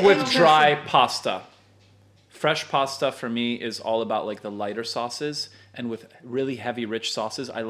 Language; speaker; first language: English; non-native, fluent; Polish